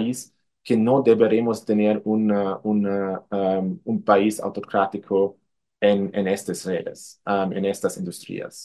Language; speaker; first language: Spanish; non-native, fluent; German